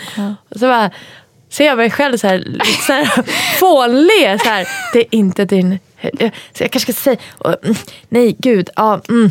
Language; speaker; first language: Swedish; native; Swedish